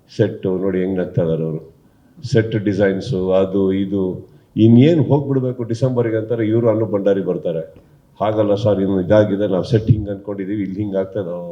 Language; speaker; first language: Kannada; native; Kannada